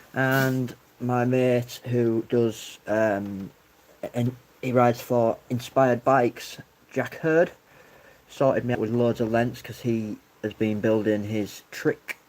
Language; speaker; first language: English; native; English